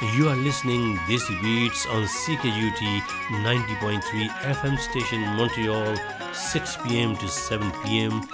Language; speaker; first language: English; non-native, local second language; Hindi